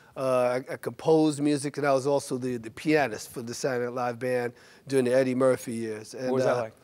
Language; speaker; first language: English; native; English